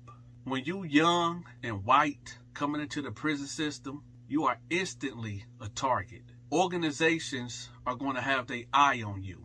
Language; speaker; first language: English; native; English